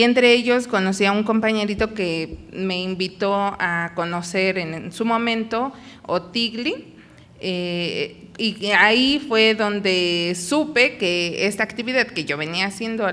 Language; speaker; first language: Spanish; non-native, local second language; Nahuatl languages